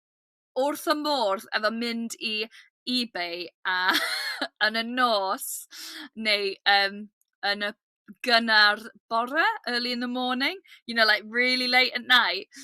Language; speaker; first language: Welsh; non-native, learner; English